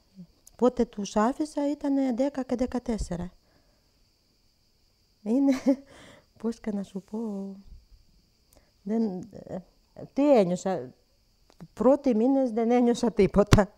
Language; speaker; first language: Greek; non-native, learner; Ukrainian